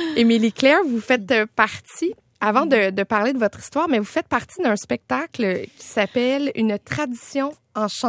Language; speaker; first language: French; native; French